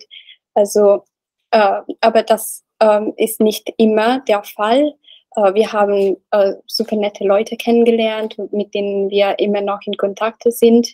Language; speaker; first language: German; non-native, learner; Italian